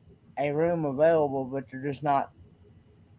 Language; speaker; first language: English; native; English